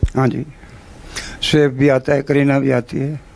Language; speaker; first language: Hindi; native; Hindi